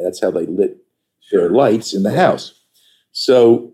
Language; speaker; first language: English; native; English